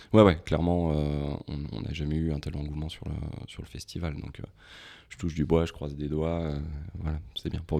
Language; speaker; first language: French; native; French